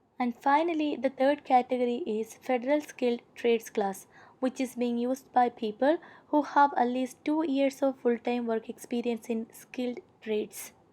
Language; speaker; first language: English; non-native, local second language; Malayalam